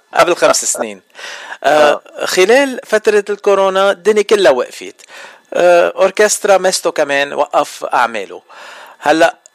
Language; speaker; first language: Arabic; native; Arabic